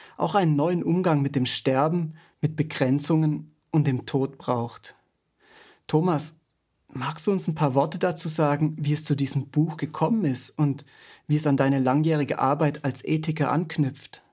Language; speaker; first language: German; native; German